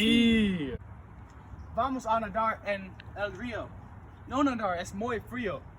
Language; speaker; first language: Spanish; non-native, learner; English